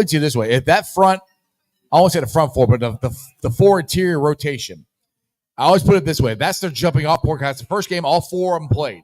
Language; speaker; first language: English; native; English